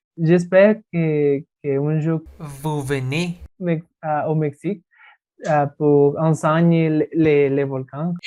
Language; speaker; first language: French; non-native, learner; Spanish